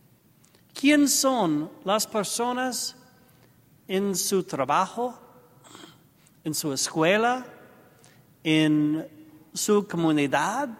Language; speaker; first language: Spanish; non-native, learner; English